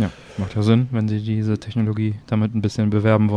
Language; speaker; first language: German; native; German